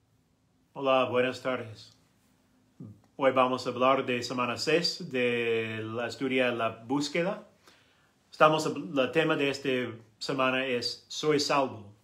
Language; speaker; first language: Spanish; non-native, learner; English